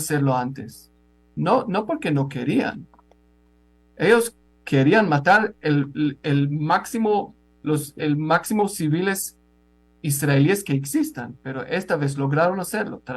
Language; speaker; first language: Spanish; non-native, fluent; Hebrew